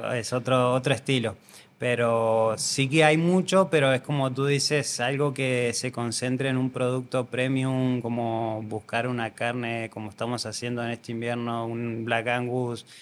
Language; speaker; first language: Spanish; native; Spanish